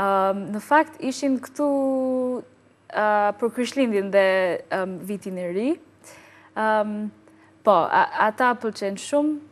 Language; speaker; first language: Albanian; non-native, learner; English